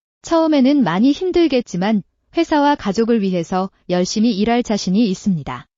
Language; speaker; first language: Korean; non-native, learner; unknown